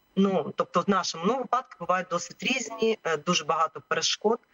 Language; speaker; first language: Ukrainian; native; Ukrainian